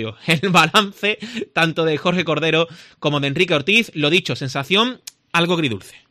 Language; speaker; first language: Spanish; native; Spanish